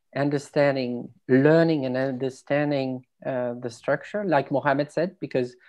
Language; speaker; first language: English; non-native, fluent; French